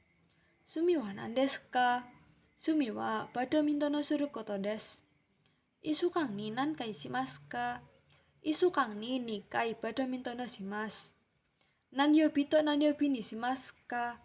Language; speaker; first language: Japanese; non-native, learner; Indonesian